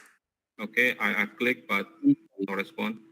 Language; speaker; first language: English; non-native, learner; Indonesian